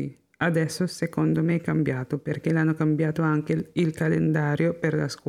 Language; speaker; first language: Italian; non-native, fluent; Filipino